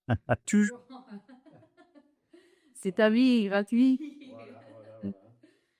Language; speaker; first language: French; non-native, learner; English